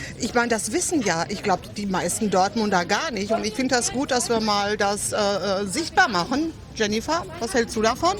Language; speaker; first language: German; early bilingual, other home language; Greek